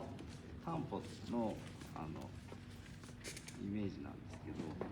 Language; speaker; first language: Japanese; native; Japanese